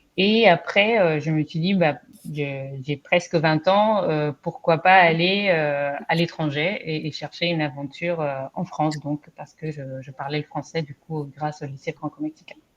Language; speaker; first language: French; non-native, fluent; Spanish